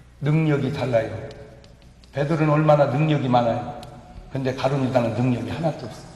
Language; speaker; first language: Korean; native; Korean